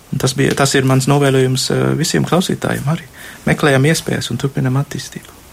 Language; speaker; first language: Latvian; non-native, fluent; Sinhala